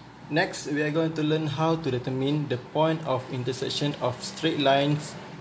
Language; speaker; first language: English; non-native, local second language; Malay